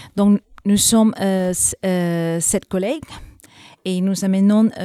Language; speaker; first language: French; non-native, fluent; English